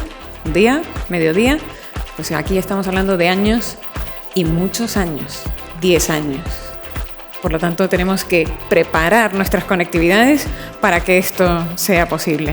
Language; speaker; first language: Spanish; native; Spanish